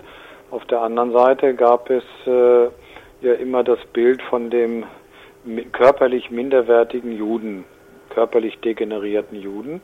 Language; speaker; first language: German; native; German